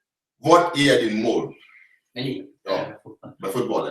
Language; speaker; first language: Swedish; non-native, fluent; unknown